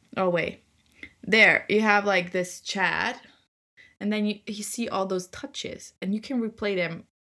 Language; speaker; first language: English; non-native, fluent; German